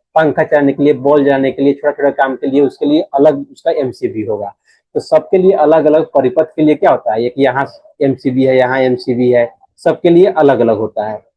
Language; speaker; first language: Hindi; native; Hindi